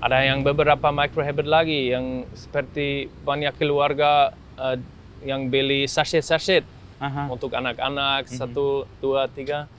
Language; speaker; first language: Indonesian; non-native, fluent; German